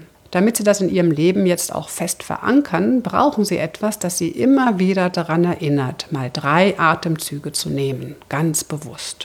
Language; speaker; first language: German; native; German